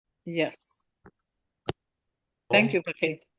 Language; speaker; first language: English; non-native, fluent; Swedish